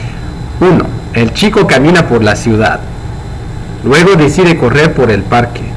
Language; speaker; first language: Spanish; non-native, fluent; English